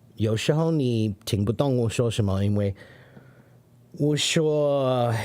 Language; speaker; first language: Chinese; non-native, learner; English